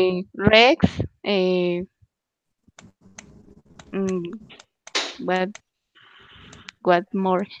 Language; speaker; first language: English; non-native, learner; Spanish